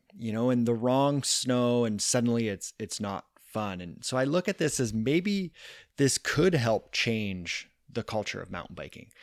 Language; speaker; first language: English; native; English